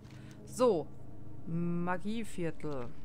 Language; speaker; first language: German; native; German